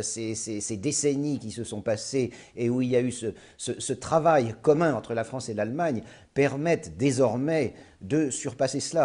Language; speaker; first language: French; native; French